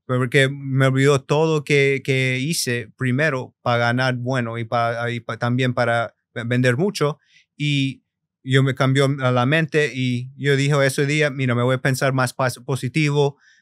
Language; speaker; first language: Spanish; early bilingual, other home language; English